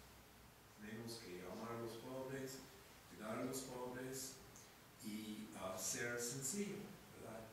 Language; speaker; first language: Spanish; non-native, fluent; English